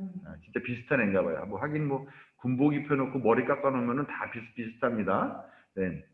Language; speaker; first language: Korean; native; Korean